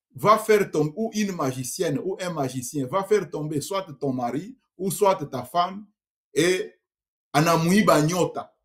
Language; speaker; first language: French; non-native, local second language; Swahili